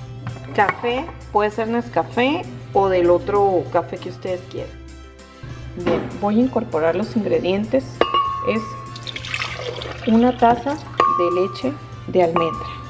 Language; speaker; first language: Spanish; native; Spanish